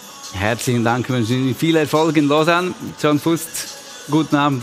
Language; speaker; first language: German; native; German